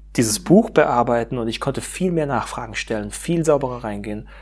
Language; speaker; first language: German; native; German